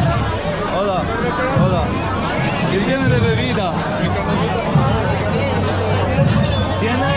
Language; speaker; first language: Spanish; non-native, fluent; Italian